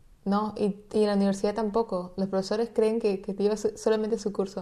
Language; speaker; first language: Spanish; native; Spanish